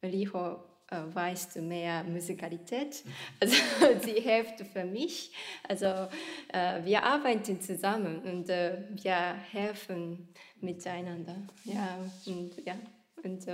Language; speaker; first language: German; non-native, learner; Japanese